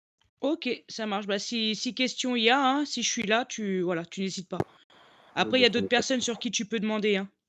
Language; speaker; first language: French; native; French